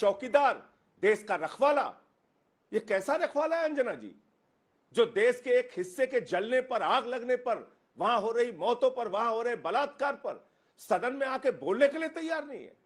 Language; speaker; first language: Hindi; native; Hindi